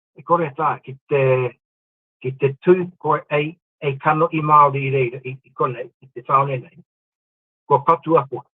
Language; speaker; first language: Māori; non-native, local second language; English